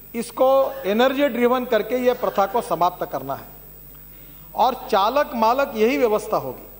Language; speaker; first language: Hindi; non-native, local second language; Marathi